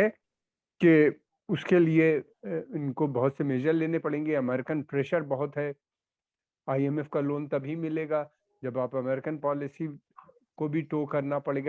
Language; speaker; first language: Hindi; native; Hindi